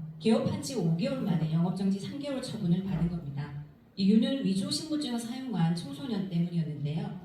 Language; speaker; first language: Korean; native; Korean